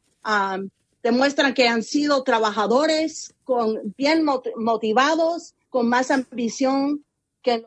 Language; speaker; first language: Spanish; early bilingual, heritage; Spanish